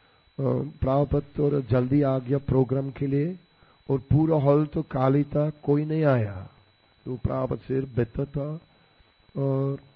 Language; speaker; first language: Hindi; non-native, fluent; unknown